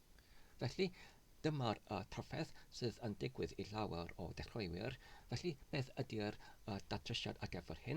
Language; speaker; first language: Welsh; non-native, learner; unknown